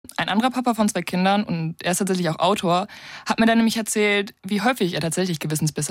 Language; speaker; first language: German; native; German